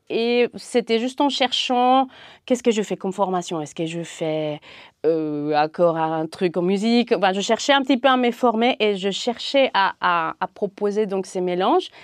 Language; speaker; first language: French; non-native, fluent; Spanish